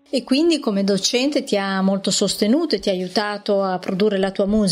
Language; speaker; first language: Italian; native; Italian